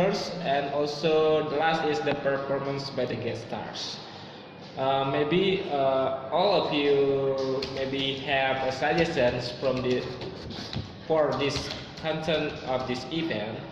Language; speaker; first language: English; non-native, learner; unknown